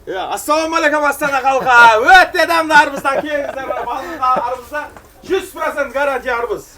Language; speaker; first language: Kazakh; native; Kazakh